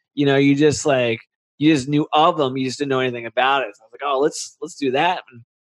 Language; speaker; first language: English; native; English